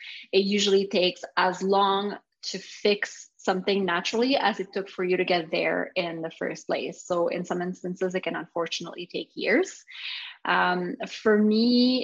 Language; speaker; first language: English; non-native, fluent; French